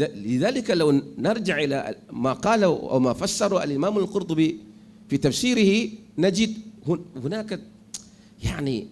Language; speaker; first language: Arabic; non-native, fluent; Malay